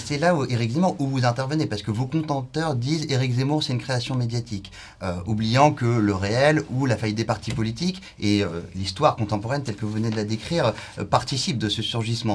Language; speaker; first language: French; native; French